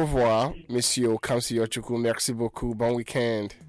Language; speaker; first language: French; non-native, fluent; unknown